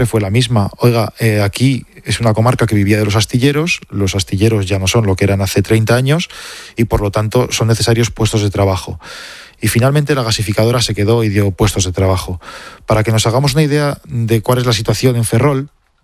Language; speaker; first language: Spanish; native; Spanish